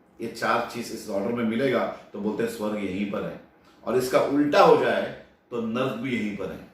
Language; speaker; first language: Hindi; non-native, local second language; Marathi